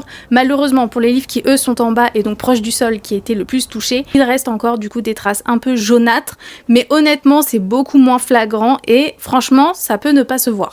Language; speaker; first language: French; native; French